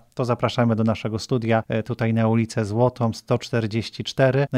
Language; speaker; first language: Polish; native; Polish